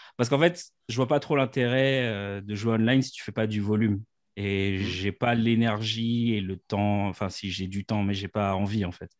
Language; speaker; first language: French; native; French